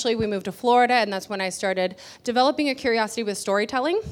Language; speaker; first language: English; early bilingual, other home language; Spanish